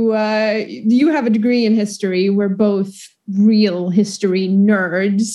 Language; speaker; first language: English; non-native, fluent; Swedish